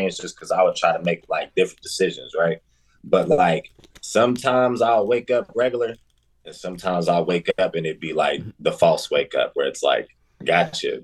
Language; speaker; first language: English; native; English